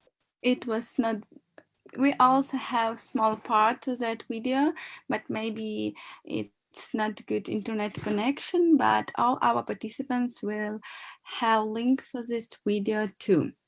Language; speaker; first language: English; non-native, learner; Ukrainian